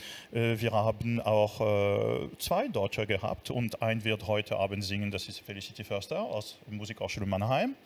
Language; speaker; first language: German; non-native, fluent; French